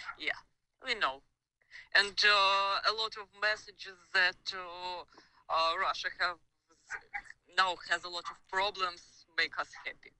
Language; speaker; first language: English; non-native, learner; Ukrainian